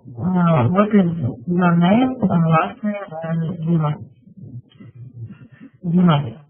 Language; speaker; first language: English; non-native, learner; Russian